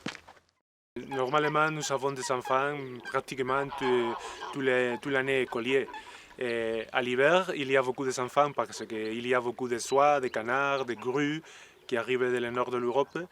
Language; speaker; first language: French; non-native, learner; Spanish